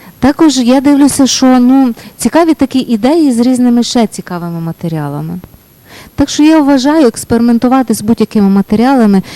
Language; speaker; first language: Ukrainian; native; Ukrainian